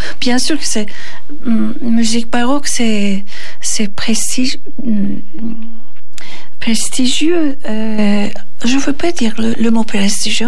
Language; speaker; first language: French; non-native, learner; Turkish